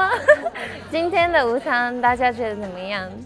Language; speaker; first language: Chinese; non-native, fluent; Japanese